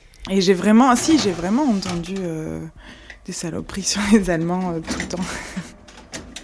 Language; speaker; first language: French; native; French